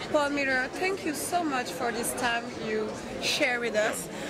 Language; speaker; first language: English; non-native, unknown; French